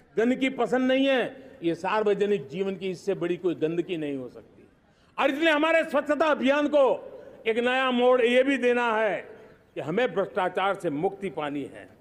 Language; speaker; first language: Hindi; non-native, local second language; Gujarati